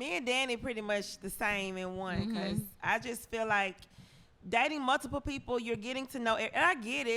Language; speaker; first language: English; native; English